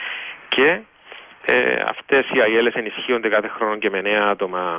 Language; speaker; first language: Greek; native; Greek